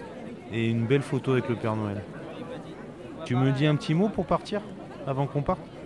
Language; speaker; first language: French; native; French